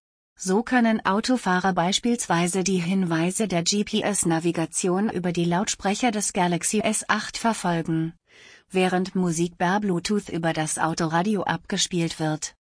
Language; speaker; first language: German; native; German